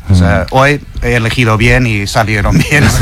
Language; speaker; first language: Spanish; non-native, fluent; English